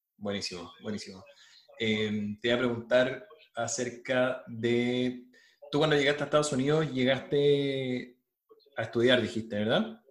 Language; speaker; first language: Spanish; native; Spanish